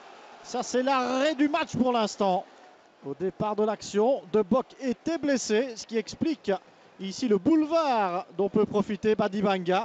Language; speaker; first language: French; native; French